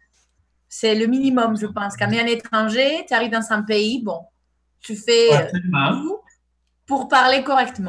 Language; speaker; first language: French; non-native, fluent; Spanish